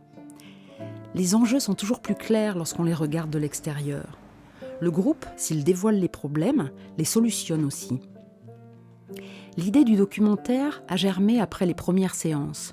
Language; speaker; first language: French; native; French